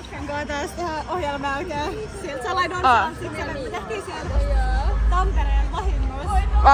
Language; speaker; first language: Finnish; native; Finnish